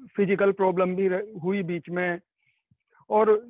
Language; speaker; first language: Hindi; native; Hindi